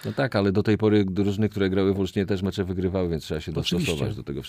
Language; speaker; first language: Polish; native; Polish